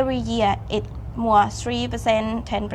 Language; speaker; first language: English; non-native, learner; Thai